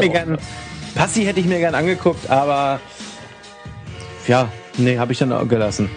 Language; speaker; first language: German; native; German